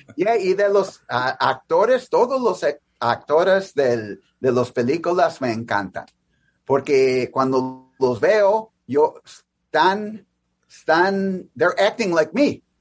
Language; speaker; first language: Spanish; early bilingual, heritage; English